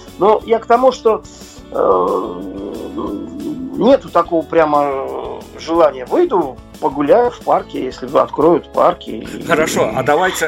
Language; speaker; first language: Russian; native; Russian